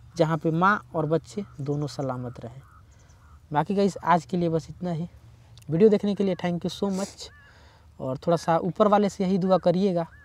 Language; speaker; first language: Hindi; native; Hindi